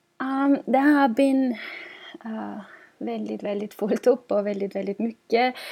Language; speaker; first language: Swedish; non-native, fluent; German